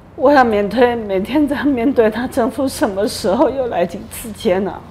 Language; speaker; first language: Chinese; native; Chinese